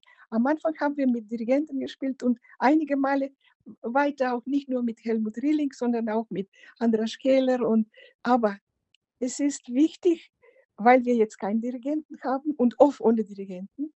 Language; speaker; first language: German; non-native, fluent; Macedonian